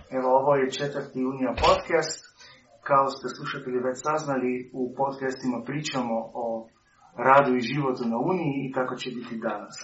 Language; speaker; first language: Croatian; early bilingual, heritage; Croatian